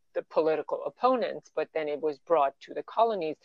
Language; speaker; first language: English; non-native, fluent; Persian